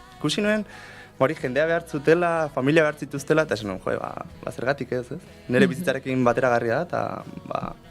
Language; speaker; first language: Basque; native; Basque